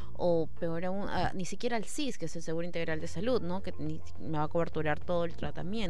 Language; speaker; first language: Spanish; native; Spanish